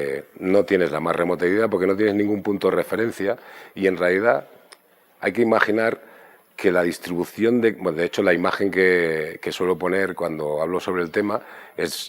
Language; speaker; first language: Spanish; native; Spanish